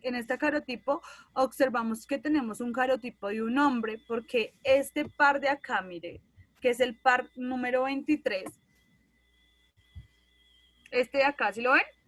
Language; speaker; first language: Spanish; native; Spanish